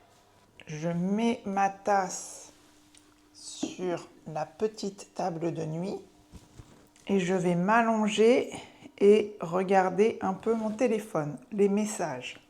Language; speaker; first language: French; native; French